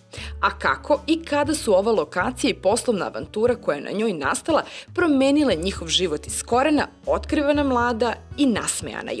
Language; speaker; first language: Serbian; native; Serbian